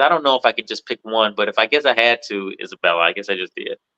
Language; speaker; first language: English; native; English